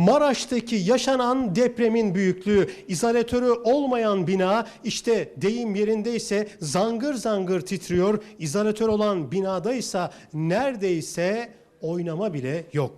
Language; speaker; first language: Turkish; native; Turkish